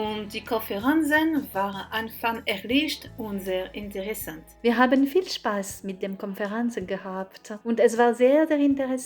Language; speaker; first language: German; non-native, learner; French